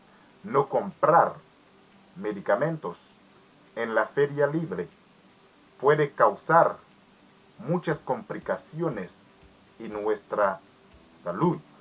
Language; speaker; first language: Spanish; non-native, learner; Haitian Creole